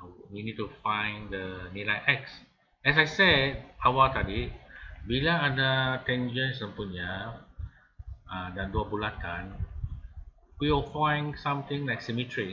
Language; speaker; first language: English; non-native, local second language; Malay